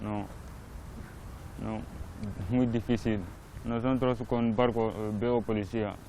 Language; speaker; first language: Spanish; non-native, learner; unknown